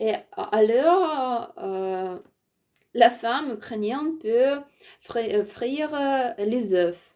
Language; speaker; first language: French; non-native, learner; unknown